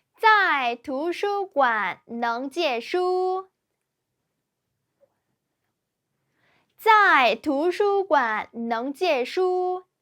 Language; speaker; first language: Chinese; non-native, fluent; Korean